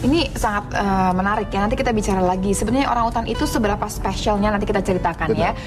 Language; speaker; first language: Indonesian; native; Indonesian